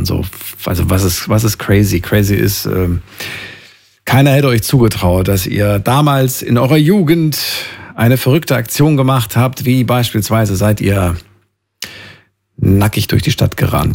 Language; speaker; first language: German; native; German